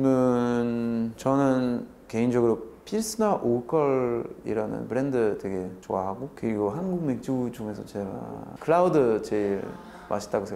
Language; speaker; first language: Korean; non-native, fluent; French